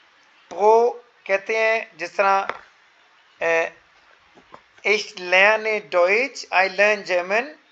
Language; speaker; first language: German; non-native, fluent; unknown